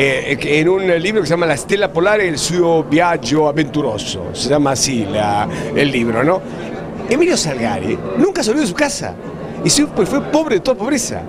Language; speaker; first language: Spanish; native; Spanish